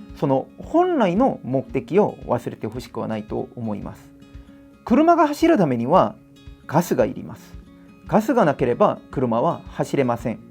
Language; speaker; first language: Japanese; non-native, fluent; Korean